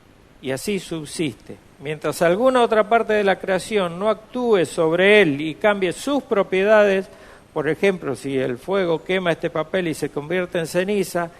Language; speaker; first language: Spanish; native; Spanish